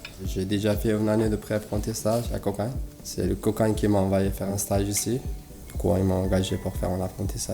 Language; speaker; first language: French; non-native, learner; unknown